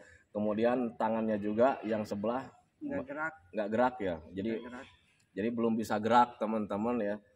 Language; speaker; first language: Indonesian; native; Indonesian